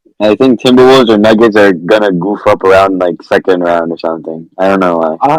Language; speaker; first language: English; native; English